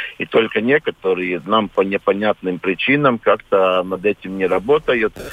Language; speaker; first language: Russian; non-native, local second language; Latvian